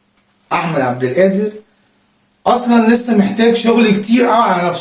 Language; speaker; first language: Arabic; native; Arabic